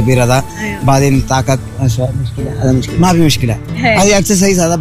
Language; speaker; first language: Arabic; non-native, learner; Tamil